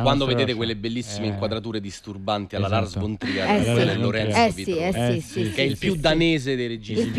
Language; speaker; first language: Italian; native; Italian